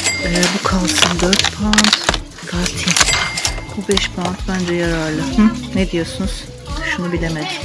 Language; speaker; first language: Turkish; native; Turkish